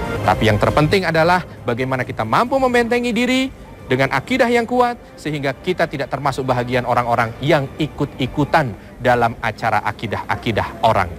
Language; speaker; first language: Indonesian; native; Indonesian